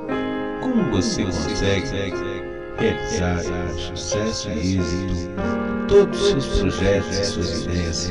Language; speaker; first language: Portuguese; native; Portuguese